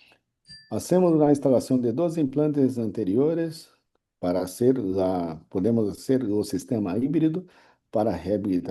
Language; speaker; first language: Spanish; non-native, learner; Portuguese